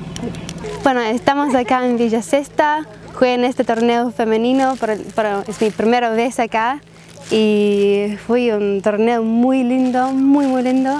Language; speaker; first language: Spanish; non-native, learner; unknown